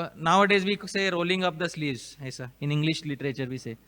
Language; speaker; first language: English; non-native, local second language; Hindi